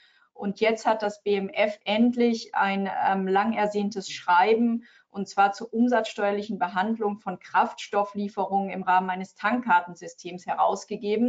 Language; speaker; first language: German; native; German